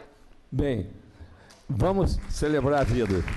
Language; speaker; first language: Portuguese; native; Portuguese